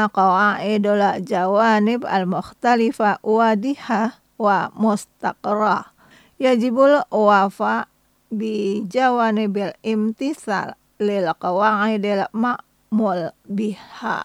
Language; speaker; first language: Arabic; non-native, fluent; Indonesian